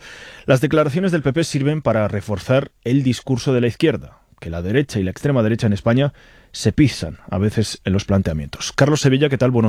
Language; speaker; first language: Spanish; native; Spanish